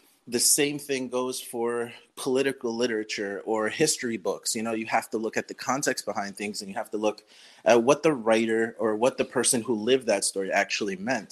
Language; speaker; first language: English; native; English